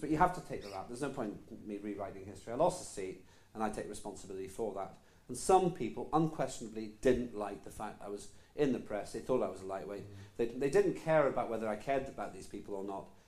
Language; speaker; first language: English; non-native, local second language; Estonian